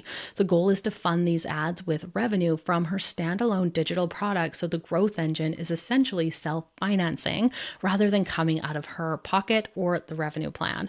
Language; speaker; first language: English; native; English